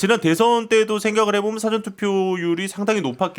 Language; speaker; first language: Korean; native; Korean